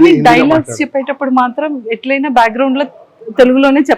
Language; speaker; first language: Telugu; native; Telugu